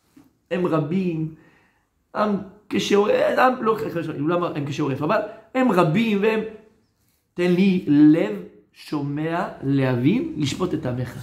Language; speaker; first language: Hebrew; non-native, fluent; French